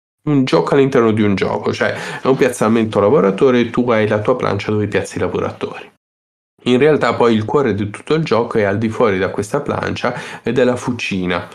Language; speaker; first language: Italian; native; Italian